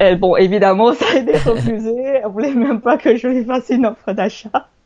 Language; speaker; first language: French; non-native, fluent; Chinese